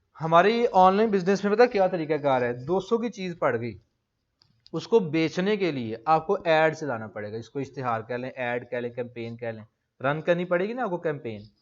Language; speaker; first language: Urdu; non-native, local second language; Punjabi